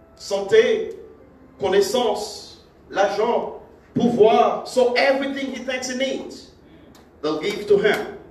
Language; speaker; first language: English; non-native, fluent; Haitian Creole